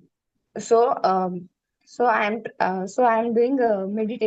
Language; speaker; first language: English; non-native, learner; Marathi